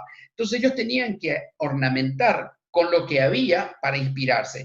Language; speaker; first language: Spanish; native; Spanish